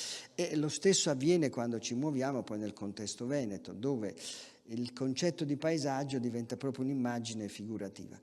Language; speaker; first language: Italian; native; Italian